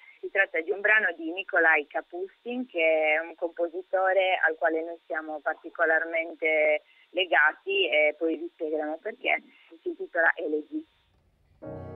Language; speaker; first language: Italian; native; Italian